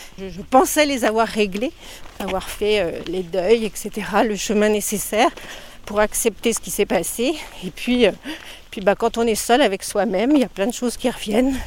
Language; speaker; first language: French; native; French